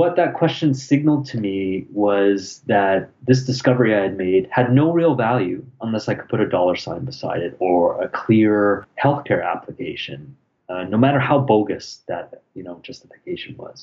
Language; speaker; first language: English; native; English